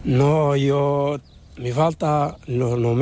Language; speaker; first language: Spanish; non-native, learner; Arabic